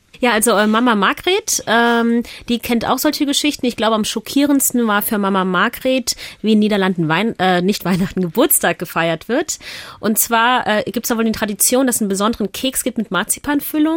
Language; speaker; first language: German; early bilingual, other home language; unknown